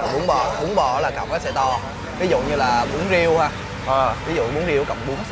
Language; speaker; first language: Vietnamese; native; Vietnamese